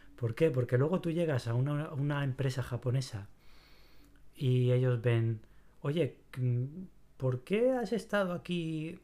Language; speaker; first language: Spanish; native; Spanish